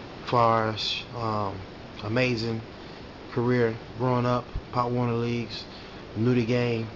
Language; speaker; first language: English; native; English